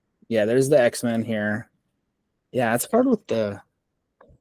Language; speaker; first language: English; native; English